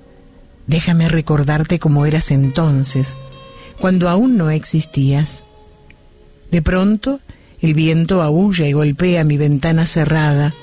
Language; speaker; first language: Spanish; native; Spanish